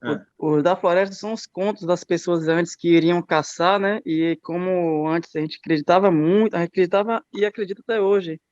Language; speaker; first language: Portuguese; native; Portuguese